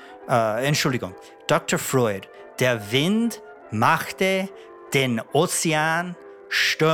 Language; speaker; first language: German; non-native, learner; English